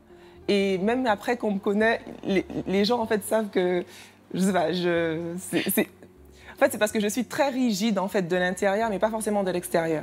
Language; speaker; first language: French; native; French